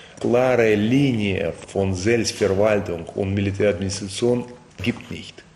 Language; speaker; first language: German; non-native, fluent; Russian